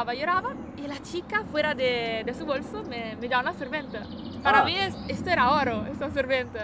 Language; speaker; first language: Spanish; non-native, learner; Italian